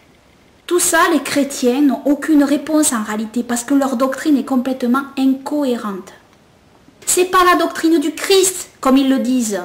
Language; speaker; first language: French; native; French